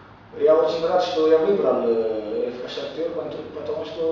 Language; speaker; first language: Russian; non-native, fluent; Romanian